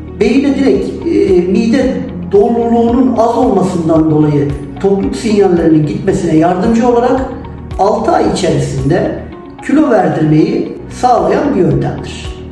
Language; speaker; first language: Turkish; native; Turkish